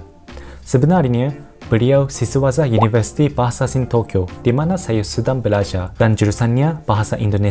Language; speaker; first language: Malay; non-native, learner; Japanese